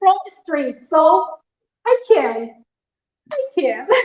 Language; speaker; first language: English; non-native, learner; Portuguese